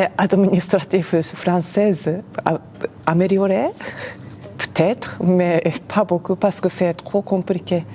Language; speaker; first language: French; non-native, learner; Japanese